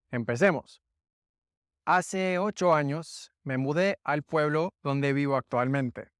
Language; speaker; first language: Spanish; non-native, fluent; English